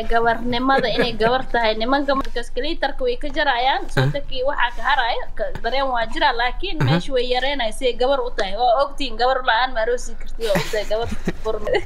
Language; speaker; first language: Russian; non-native, learner; Somali